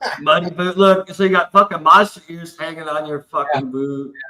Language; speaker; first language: English; native; English